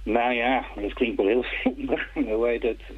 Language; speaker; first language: Dutch; native; Dutch